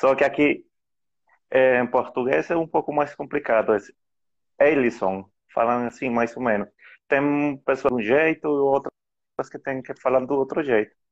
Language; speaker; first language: Portuguese; non-native, fluent; Spanish